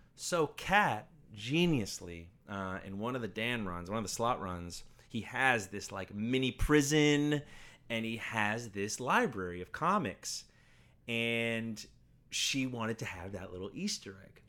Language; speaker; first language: English; native; English